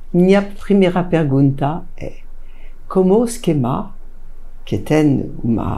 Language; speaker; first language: Portuguese; non-native, fluent; French